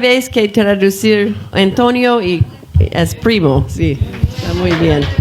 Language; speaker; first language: Spanish; non-native, learner; English